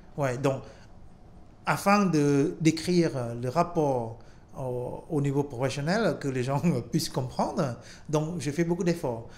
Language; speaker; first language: French; non-native, fluent; Khmer